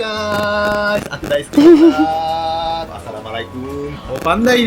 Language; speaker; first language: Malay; non-native, learner; Japanese